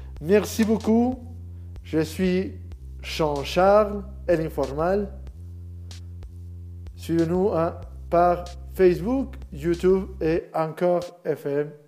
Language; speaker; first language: French; non-native, learner; Spanish